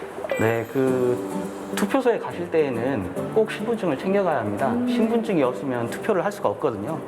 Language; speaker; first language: Korean; native; Korean